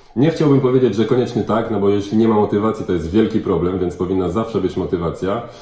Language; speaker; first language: Polish; early bilingual, heritage; French